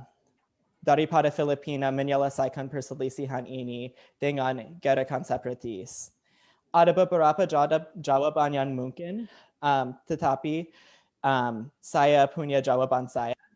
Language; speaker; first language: Indonesian; non-native, learner; English